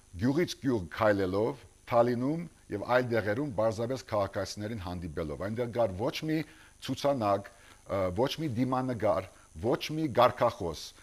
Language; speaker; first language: Armenian; early bilingual, heritage; Armenian